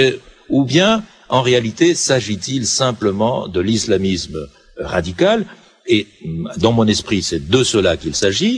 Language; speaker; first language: French; native; French